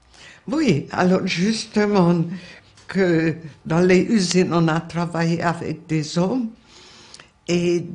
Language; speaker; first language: French; non-native, fluent; Hungarian